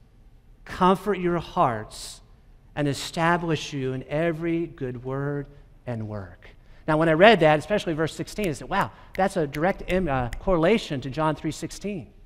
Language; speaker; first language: English; native; English